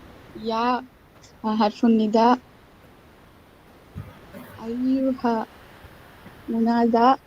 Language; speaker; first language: Arabic; non-native, learner; Tamil